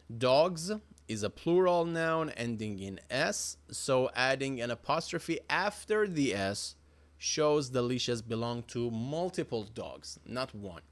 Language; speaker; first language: English; non-native, fluent; Persian